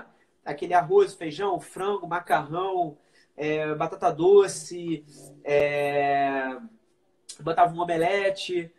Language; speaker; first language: Portuguese; native; Portuguese